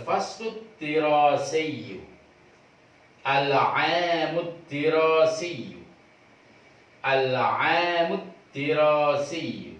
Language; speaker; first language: Arabic; non-native, fluent; Indonesian